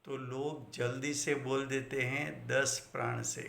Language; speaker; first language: Hindi; non-native, local second language; Gujarati